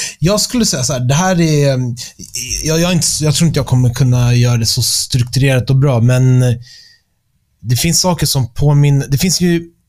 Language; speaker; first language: Swedish; early bilingual, other home language; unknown